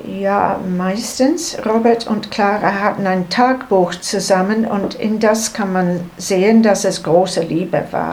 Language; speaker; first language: German; non-native, learner; English